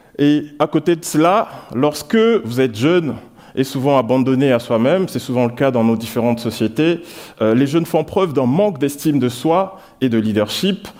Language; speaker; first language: French; non-native, local second language; Lingala